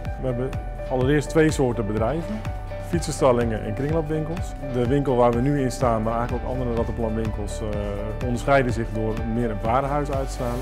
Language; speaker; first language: Dutch; native; Dutch